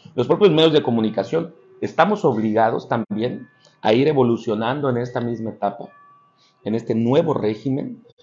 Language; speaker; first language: Spanish; native; Spanish